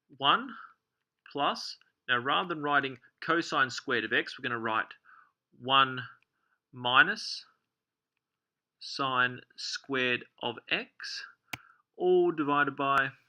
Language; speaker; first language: English; native; English